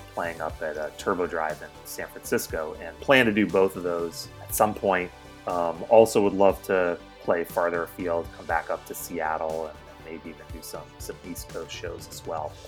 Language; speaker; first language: English; native; English